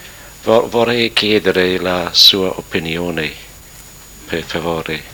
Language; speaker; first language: Italian; non-native, learner; English